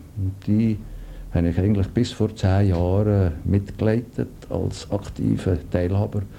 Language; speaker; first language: German; native; German